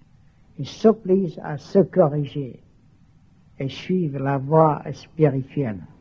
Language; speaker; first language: French; non-native, learner; Vietnamese